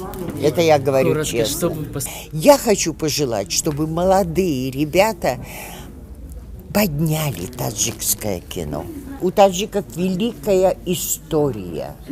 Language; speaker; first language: Russian; native; Russian